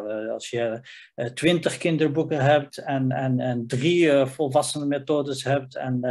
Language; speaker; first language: Dutch; non-native, fluent; Riffian